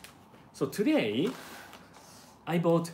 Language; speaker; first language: English; non-native, learner; Japanese